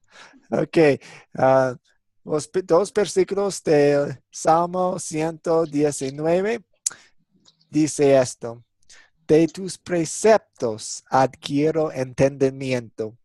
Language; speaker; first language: Spanish; non-native, fluent; English